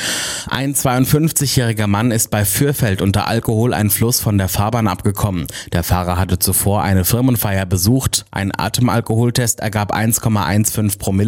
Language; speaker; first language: German; native; German